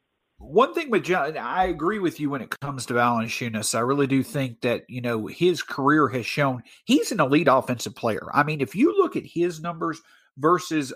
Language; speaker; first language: English; native; English